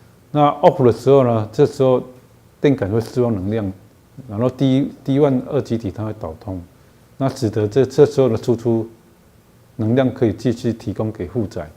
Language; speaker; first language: Chinese; native; Chinese